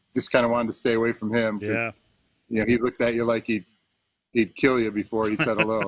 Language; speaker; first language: English; native; English